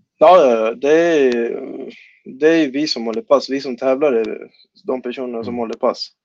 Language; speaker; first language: Swedish; early bilingual, other home language; Spanish